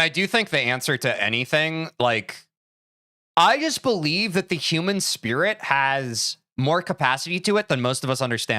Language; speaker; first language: English; native; English